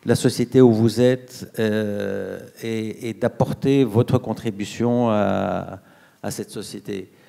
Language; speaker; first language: French; non-native, local second language; Arabic